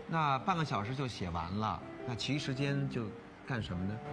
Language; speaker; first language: Chinese; native; Chinese